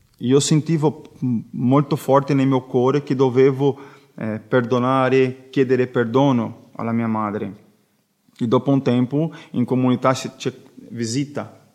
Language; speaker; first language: Italian; non-native, learner; Portuguese